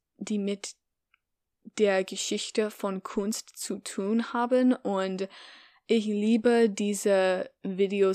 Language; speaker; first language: German; non-native, learner; English